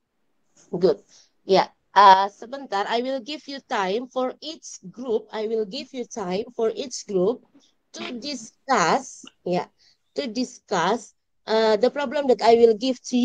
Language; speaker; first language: English; non-native, learner; Indonesian